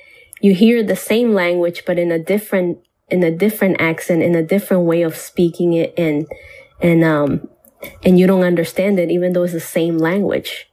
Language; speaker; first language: English; early bilingual, other home language; Spanish